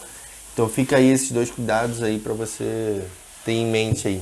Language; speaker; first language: Portuguese; native; Portuguese